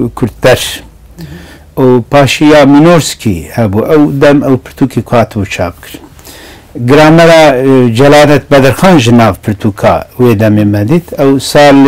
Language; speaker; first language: Kurdish; non-native, local second language; Zaza